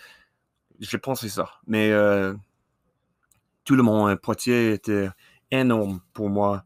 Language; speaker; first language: French; non-native, learner; English